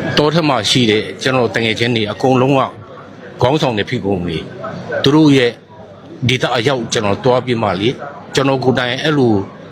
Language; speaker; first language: Burmese; non-native, local second language; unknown